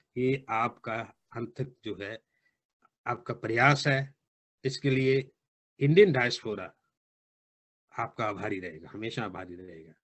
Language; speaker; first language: Hindi; native; Hindi